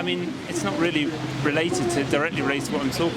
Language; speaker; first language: English; native; English